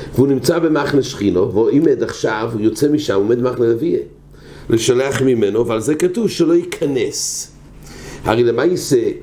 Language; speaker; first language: Hebrew; non-native, fluent; English